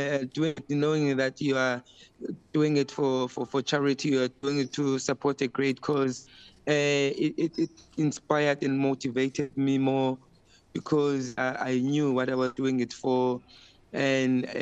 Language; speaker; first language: English; non-native, local second language; Xhosa